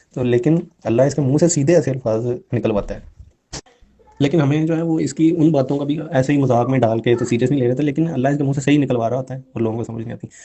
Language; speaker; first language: Urdu; non-native, local second language; Punjabi